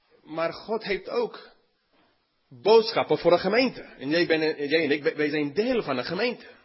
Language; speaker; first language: Dutch; non-native, fluent; English